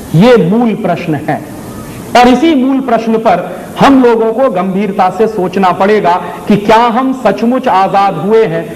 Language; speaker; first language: Hindi; native; Hindi